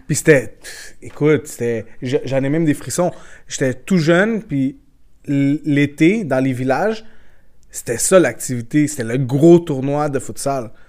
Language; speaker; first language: French; early bilingual, other home language; Portuguese